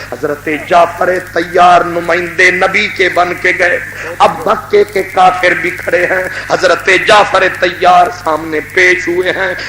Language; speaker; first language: Urdu; non-native, local second language; Punjabi